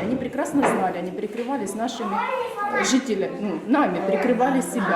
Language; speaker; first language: Russian; native; Russian